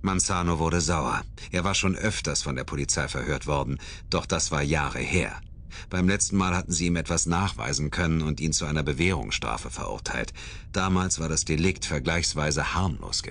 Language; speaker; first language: German; native; German